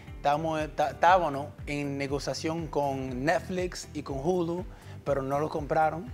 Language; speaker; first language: Spanish; early bilingual, heritage; Spanish